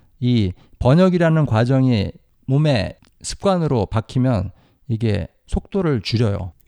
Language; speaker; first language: Korean; native; Korean